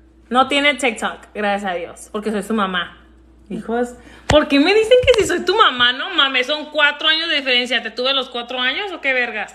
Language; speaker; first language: Spanish; early bilingual, heritage; Spanish